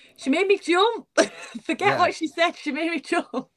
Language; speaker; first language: English; early bilingual, other home language; Bulgarian